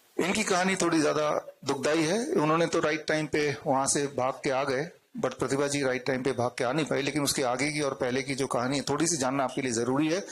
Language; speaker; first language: Hindi; native; Hindi